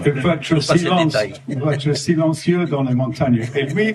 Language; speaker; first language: French; non-native, fluent; English